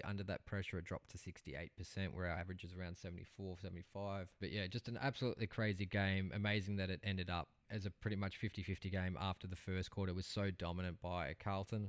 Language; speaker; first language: English; native; English